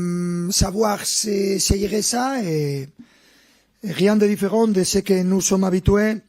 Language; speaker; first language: French; non-native, fluent; Spanish